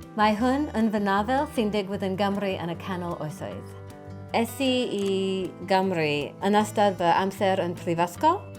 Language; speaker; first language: Welsh; non-native, learner; English